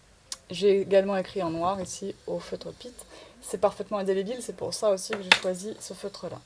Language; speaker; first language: French; native; French